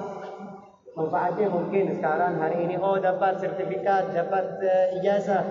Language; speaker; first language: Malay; non-native, learner; Arabic